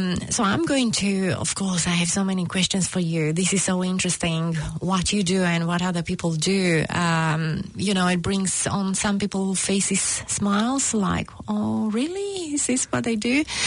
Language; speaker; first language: English; non-native, fluent; Romanian